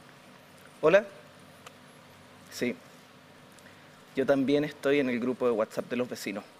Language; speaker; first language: Spanish; native; Spanish